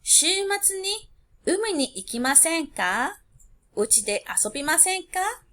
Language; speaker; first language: Japanese; non-native, fluent; English